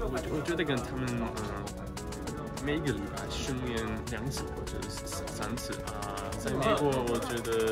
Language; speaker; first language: Chinese; non-native, fluent; English